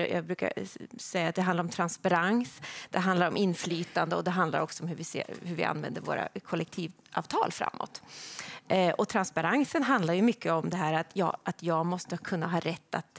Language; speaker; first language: Swedish; native; Swedish